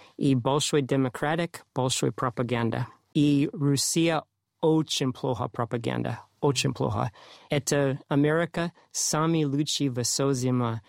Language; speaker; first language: Russian; non-native, learner; English